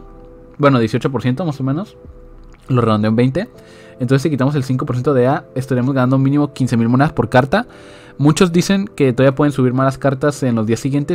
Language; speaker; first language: Spanish; native; Spanish